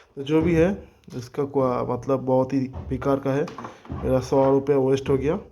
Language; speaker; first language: Hindi; non-native, local second language; Bangla